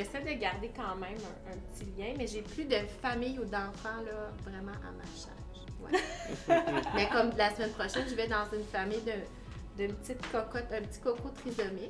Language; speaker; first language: French; native; French